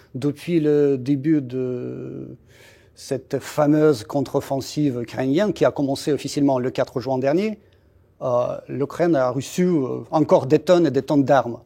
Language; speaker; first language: French; non-native, fluent; Russian